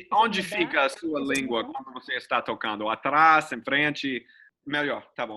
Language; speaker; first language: Portuguese; non-native, learner; English